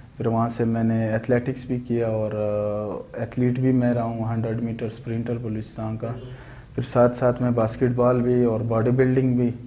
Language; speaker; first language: Urdu; non-native, local second language; Pashto